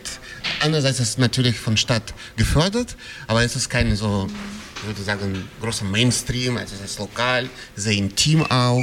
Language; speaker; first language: German; non-native, fluent; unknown